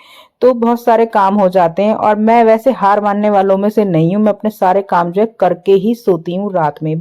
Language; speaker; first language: Hindi; native; Hindi